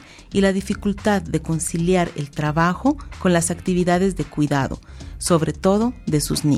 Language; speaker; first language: Spanish; native; Spanish